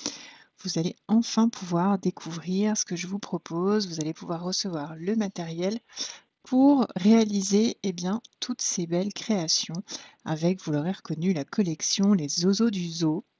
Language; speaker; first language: French; native; French